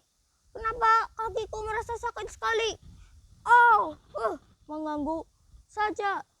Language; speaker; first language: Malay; non-native, local second language; Javanese